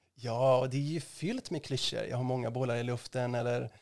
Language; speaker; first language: Swedish; native; Swedish